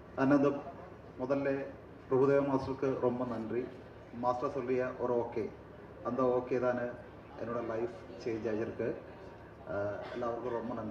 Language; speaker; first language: Tamil; non-native, learner; Malayalam